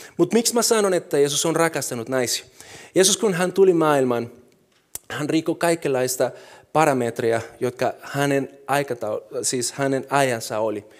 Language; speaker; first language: Finnish; non-native, fluent; Spanish